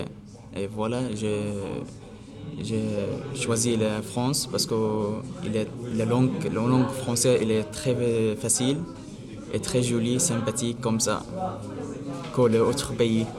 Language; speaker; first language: French; non-native, learner; Arabic